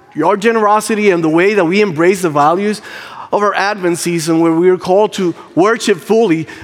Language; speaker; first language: English; non-native, fluent; Spanish